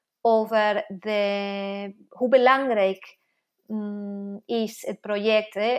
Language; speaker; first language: Dutch; non-native, fluent; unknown